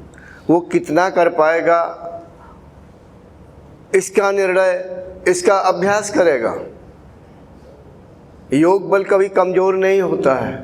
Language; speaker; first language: Hindi; native; Hindi